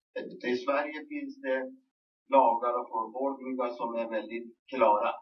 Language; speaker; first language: Swedish; non-native, local second language; Persian